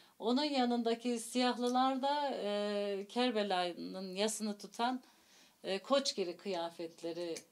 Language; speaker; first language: Turkish; early bilingual, heritage; Turkish